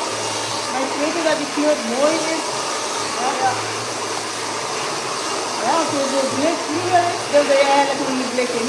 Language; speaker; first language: Dutch; non-native, learner; English